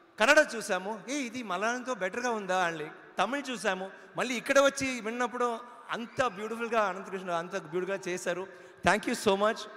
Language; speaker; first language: Telugu; non-native, learner; Tamil